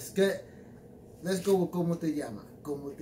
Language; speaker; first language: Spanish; non-native, learner; English